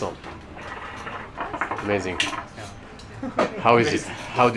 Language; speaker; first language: English; non-native, learner; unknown